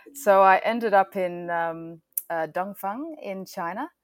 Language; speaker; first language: English; native; English